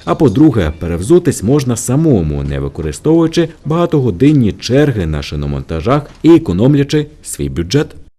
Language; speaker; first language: Ukrainian; native; Ukrainian